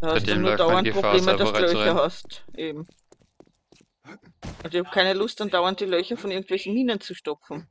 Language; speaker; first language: German; native; German